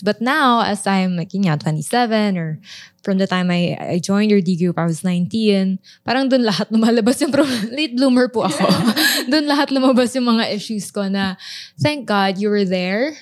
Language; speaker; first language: English; non-native, local second language; Filipino